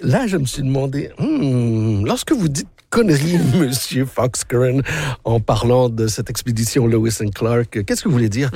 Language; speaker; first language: French; native; French